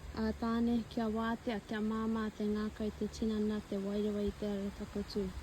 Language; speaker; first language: Māori; non-native, local second language; English